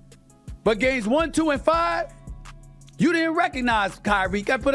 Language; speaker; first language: English; native; English